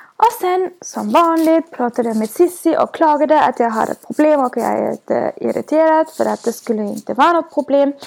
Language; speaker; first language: Swedish; non-native, fluent; German